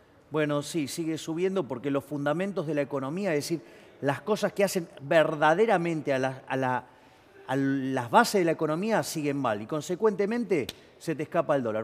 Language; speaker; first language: Spanish; native; Spanish